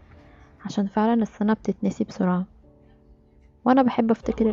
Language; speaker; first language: Arabic; native; Arabic